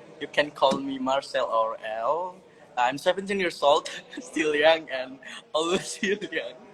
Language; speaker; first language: English; non-native, learner; Indonesian